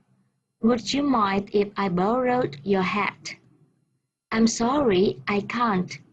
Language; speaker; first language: English; non-native, fluent; Vietnamese